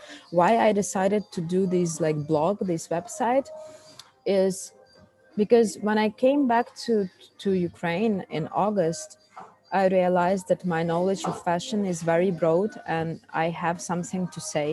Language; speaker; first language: English; non-native, fluent; Russian